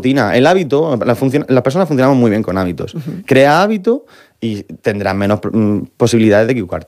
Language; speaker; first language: Spanish; native; Spanish